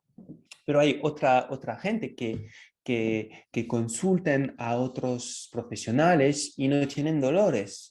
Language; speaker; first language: Spanish; non-native, fluent; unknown